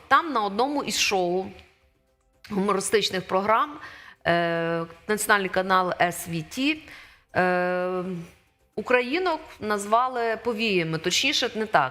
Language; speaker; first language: Ukrainian; native; Ukrainian